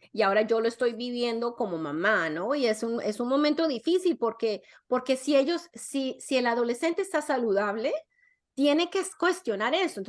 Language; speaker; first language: Spanish; early bilingual, other home language; English